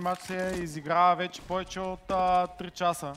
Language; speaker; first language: Bulgarian; native; Bulgarian